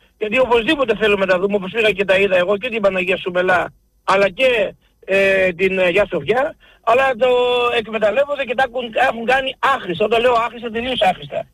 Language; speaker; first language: Greek; native; Greek